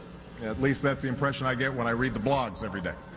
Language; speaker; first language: English; native; English